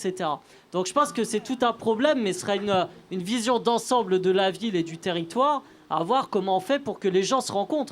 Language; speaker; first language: French; native; French